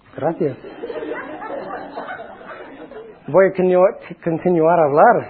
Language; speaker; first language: Spanish; non-native, fluent; English